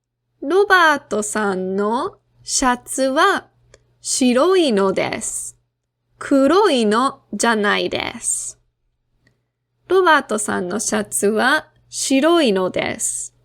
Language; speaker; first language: Japanese; non-native, fluent; English